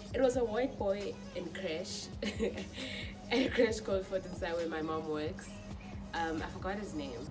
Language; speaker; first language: English; non-native, local second language; Xhosa